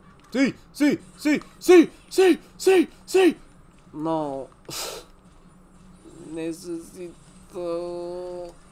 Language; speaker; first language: Spanish; non-native, learner; English